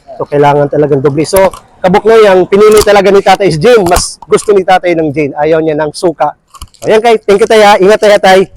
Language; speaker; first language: Filipino; non-native, local second language; Cebuano